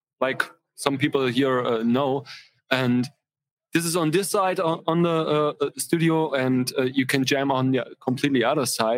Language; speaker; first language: English; non-native, fluent; German